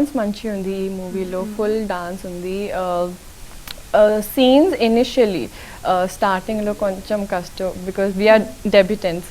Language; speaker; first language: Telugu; non-native, local second language; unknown